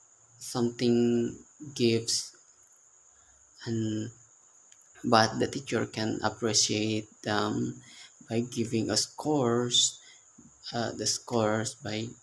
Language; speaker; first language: English; non-native, learner; Indonesian